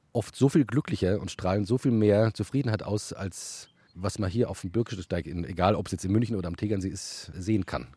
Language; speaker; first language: German; native; German